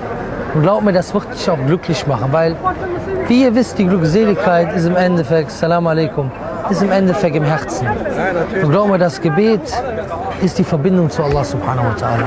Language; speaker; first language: German; native; German